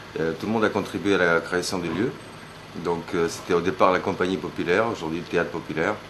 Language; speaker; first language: French; native; French